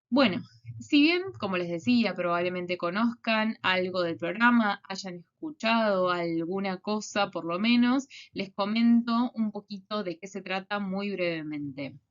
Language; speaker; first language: Spanish; native; Spanish